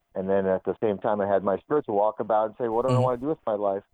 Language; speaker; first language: English; native; English